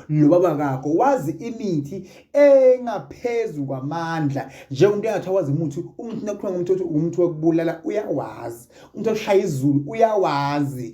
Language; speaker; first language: Zulu; native; Zulu